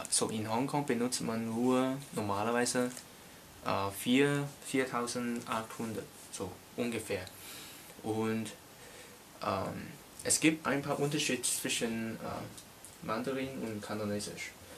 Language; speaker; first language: German; non-native, learner; Cantonese